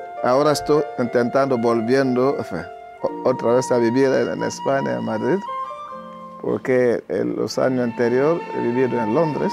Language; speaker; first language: Spanish; non-native, learner; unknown